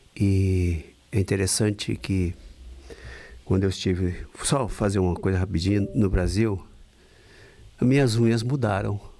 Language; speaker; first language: Portuguese; native; Portuguese